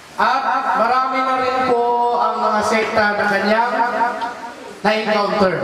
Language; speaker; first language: Filipino; non-native, local second language; Cebuano